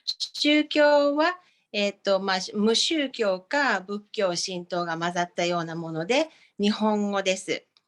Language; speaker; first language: Japanese; non-native, fluent; Finnish